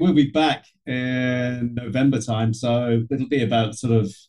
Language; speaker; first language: English; native; English